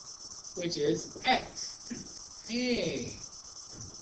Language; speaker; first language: English; native; English